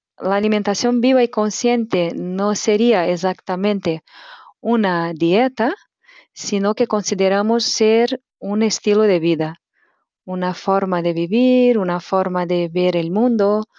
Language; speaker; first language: Spanish; non-native, fluent; Portuguese